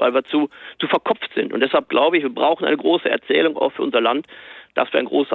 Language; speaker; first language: German; native; German